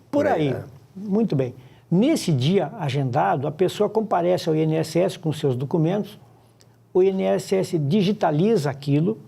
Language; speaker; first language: Portuguese; native; Portuguese